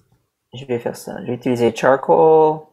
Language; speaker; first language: French; non-native, learner; English